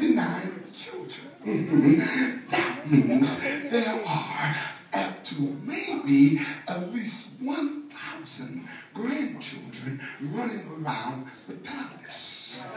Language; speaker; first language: English; native; English